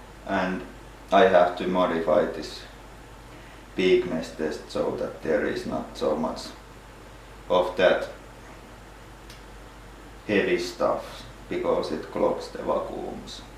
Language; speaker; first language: English; non-native, fluent; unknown